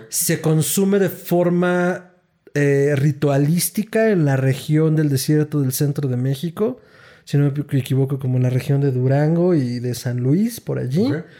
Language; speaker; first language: Spanish; native; Spanish